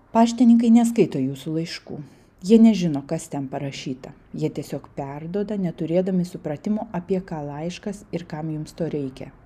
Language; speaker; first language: Lithuanian; non-native, local second language; Russian